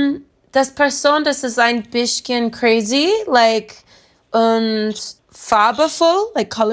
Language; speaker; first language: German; non-native, learner; English